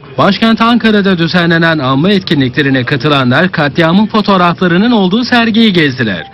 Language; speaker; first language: Turkish; native; Turkish